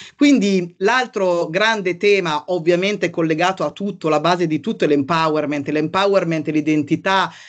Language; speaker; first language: Italian; native; Italian